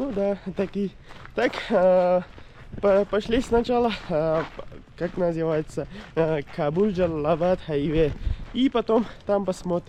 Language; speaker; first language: Russian; non-native, learner; Pashto